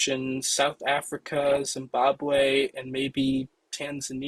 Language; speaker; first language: English; native; English